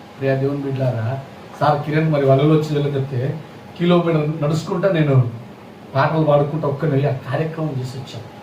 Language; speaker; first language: Telugu; non-native, local second language; Lambadi